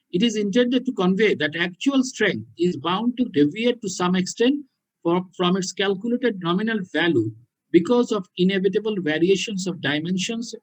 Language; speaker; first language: English; non-native, local second language; Bangla